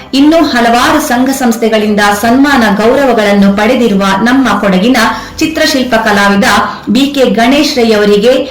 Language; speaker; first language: Kannada; native; Kannada